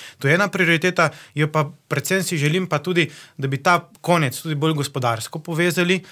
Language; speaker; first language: Slovenian; native; Slovenian